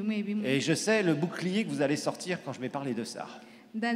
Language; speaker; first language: French; native; French